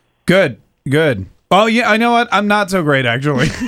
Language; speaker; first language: English; native; English